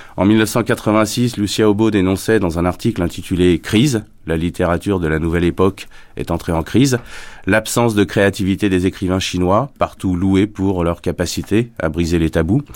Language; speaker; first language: French; native; French